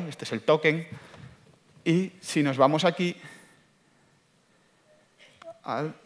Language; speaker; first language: Spanish; native; Spanish